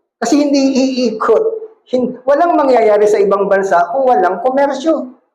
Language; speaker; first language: Filipino; non-native, local second language; Cebuano